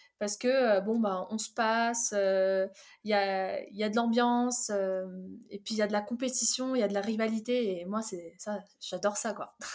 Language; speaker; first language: French; early bilingual, other home language; Arabic